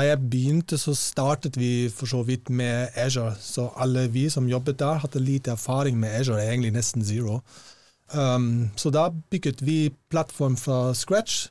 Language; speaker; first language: Norwegian; non-native, fluent; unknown